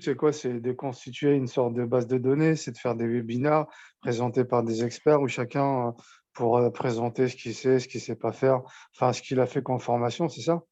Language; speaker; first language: French; non-native, local second language; Arabic